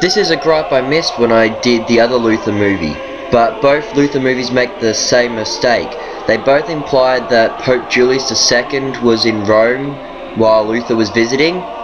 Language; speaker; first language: English; native; English